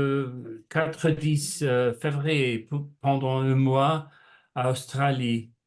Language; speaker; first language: French; non-native, learner; English